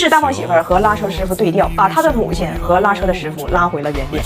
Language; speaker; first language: Chinese; native; Chinese